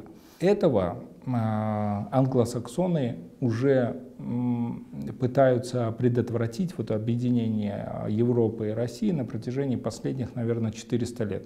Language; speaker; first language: Russian; native; Russian